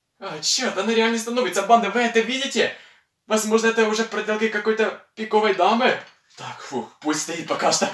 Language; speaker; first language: Russian; non-native, local second language; Ukrainian